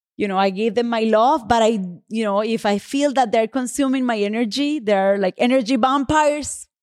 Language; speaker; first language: English; non-native, fluent; Spanish